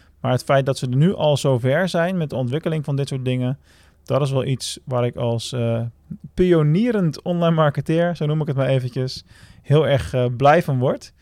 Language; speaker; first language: Dutch; native; Dutch